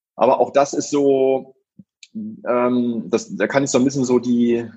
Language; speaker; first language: German; native; German